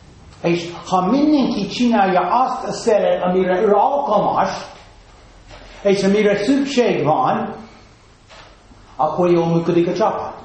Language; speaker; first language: Hungarian; non-native, fluent; English